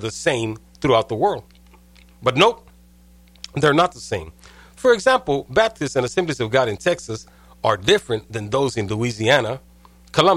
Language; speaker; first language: Spanish; early bilingual, heritage; Spanish